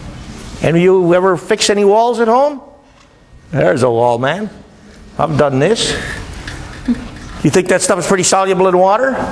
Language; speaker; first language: English; native; English